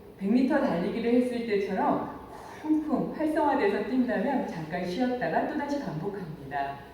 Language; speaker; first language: Korean; native; Korean